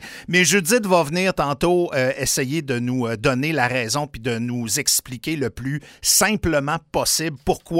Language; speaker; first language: French; native; French